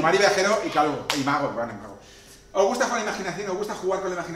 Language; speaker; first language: Spanish; native; Spanish